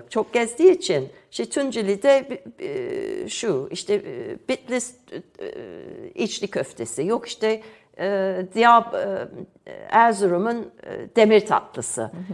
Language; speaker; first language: Turkish; non-native, fluent; English